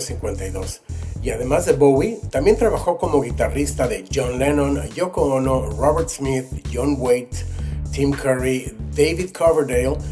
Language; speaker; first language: Spanish; native; Spanish